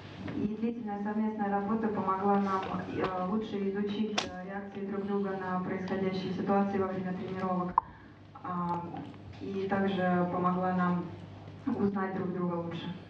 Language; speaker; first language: Russian; native; Russian